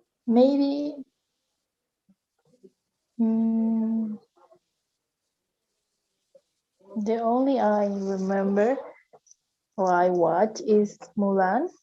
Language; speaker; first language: English; non-native, learner; Spanish